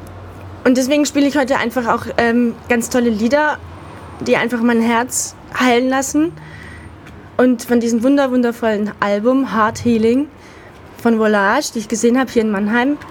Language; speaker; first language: German; native; German